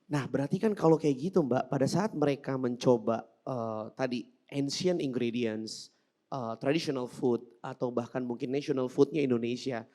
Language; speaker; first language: Indonesian; native; Indonesian